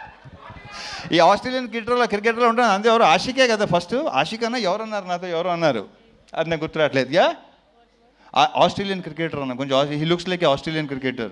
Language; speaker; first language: Telugu; native; Telugu